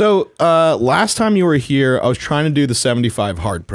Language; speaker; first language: English; native; English